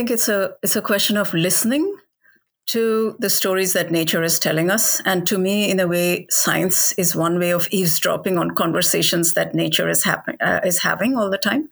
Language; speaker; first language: English; non-native, local second language; Hindi